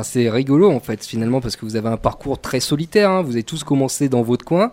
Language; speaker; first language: French; native; French